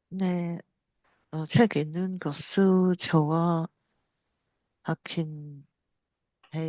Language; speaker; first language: Korean; non-native, learner; Cantonese